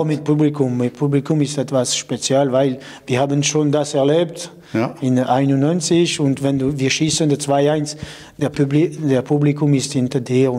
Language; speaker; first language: German; non-native, local second language; French